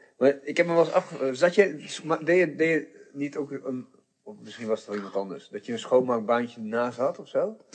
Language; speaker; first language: Dutch; early bilingual, other home language; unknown